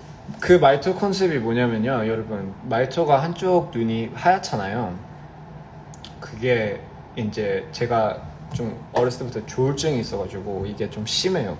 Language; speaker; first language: Korean; early bilingual, heritage; Korean